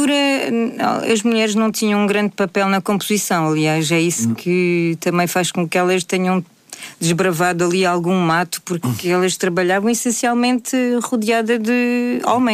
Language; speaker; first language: Portuguese; native; Portuguese